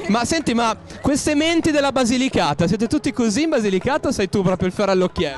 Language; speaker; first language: Italian; native; Italian